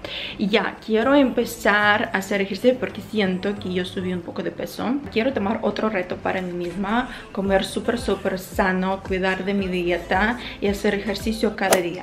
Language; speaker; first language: Spanish; non-native, fluent; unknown